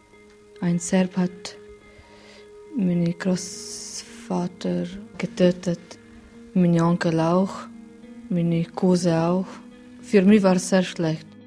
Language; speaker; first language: German; non-native, learner; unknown